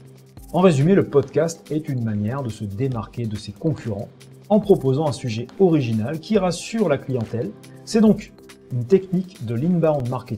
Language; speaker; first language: French; native; French